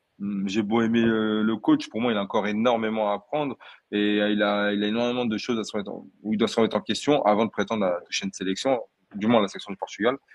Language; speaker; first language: French; early bilingual, other home language; Portuguese